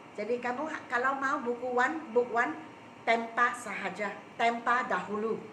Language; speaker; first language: Malay; non-native, local second language; Chinese